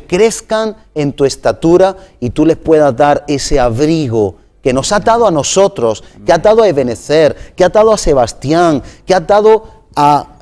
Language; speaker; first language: Spanish; native; Spanish